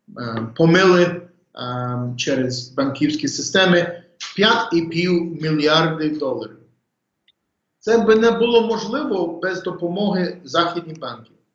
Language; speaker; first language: Ukrainian; early bilingual, heritage; English